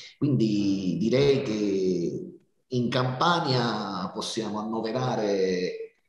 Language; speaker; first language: Italian; native; Italian